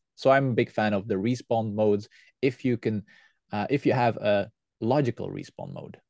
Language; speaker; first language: English; non-native, fluent; Dutch